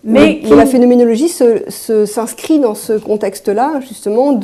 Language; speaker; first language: French; native; French